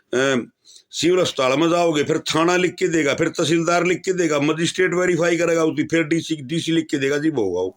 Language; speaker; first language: Hindi; native; Hindi